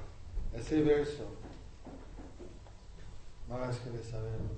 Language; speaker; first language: Spanish; non-native, learner; English